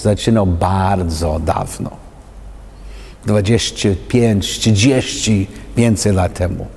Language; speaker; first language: Polish; non-native, learner; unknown